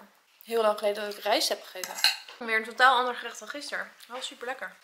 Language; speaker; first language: Dutch; native; Dutch